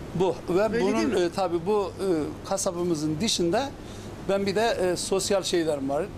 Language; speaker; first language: Turkish; native; Turkish